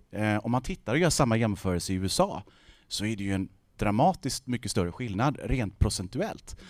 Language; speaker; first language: Swedish; native; Swedish